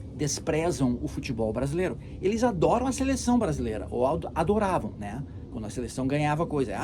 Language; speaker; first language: Portuguese; early bilingual, heritage; Portuguese